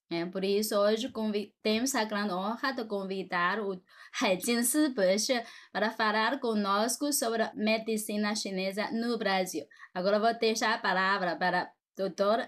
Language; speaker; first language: Portuguese; non-native, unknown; Chinese